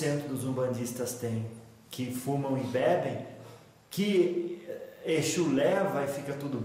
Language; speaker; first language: Portuguese; native; Portuguese